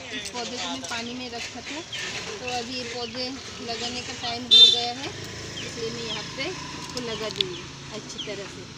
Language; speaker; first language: Hindi; non-native, local second language; Bangla